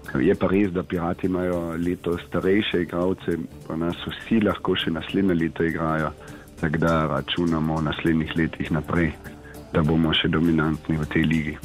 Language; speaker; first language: Slovenian; native; Slovenian